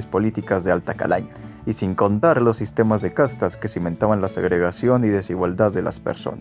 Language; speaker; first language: Spanish; native; Spanish